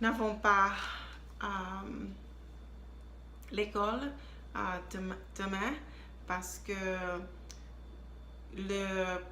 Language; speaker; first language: French; non-native, learner; English